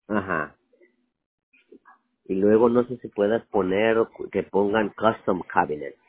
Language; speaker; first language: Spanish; native; Spanish